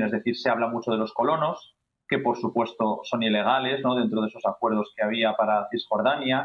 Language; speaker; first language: Spanish; native; Spanish